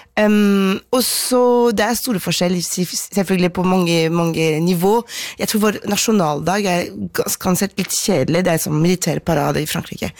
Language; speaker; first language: Norwegian; non-native, fluent; French